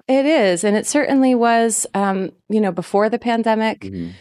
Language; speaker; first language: English; native; English